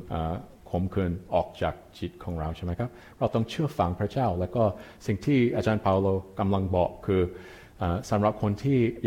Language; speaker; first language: Thai; non-native, fluent; English